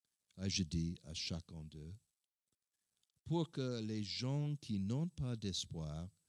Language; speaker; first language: French; non-native, learner; English